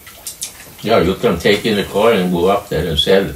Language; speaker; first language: English; non-native, learner; Swedish